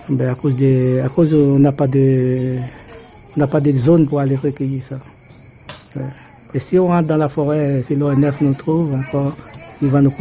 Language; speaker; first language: French; non-native, local second language; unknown